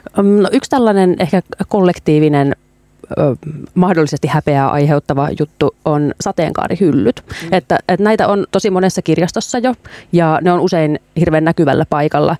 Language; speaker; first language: Finnish; native; Finnish